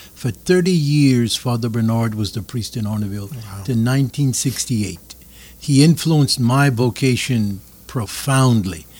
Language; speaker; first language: English; early bilingual, other home language; French